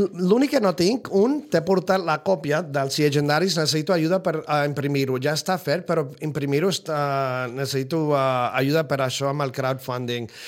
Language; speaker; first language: Catalan; non-native, fluent; Spanish